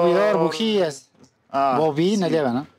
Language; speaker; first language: Spanish; native; Spanish